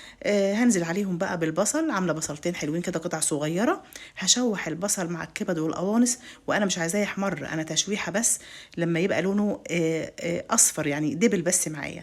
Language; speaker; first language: Arabic; native; Arabic